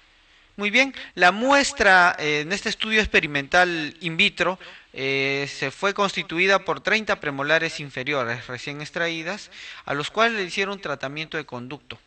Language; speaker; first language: Spanish; native; Spanish